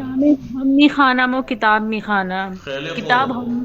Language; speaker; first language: Persian; non-native, learner; Urdu